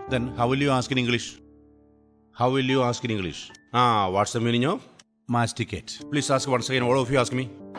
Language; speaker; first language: English; non-native, local second language; Malayalam